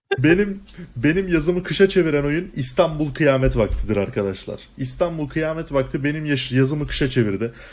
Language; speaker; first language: Turkish; native; Turkish